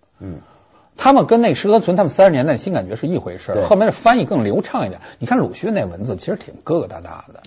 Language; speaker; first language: Chinese; native; Chinese